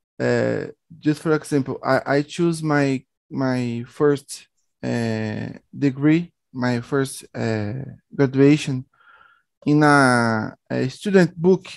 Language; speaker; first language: English; non-native, learner; Portuguese